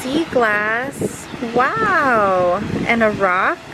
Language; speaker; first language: English; native; English